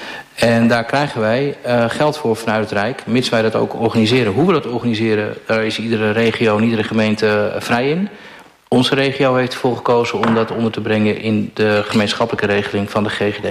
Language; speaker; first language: Dutch; native; Dutch